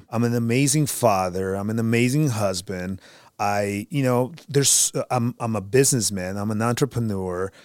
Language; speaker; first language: English; early bilingual, other home language; Spanish